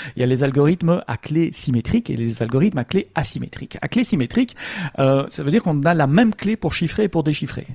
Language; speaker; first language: French; native; French